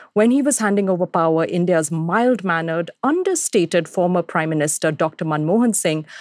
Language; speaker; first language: English; non-native, local second language; Hindi